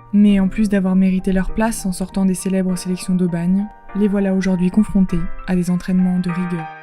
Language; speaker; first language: French; native; French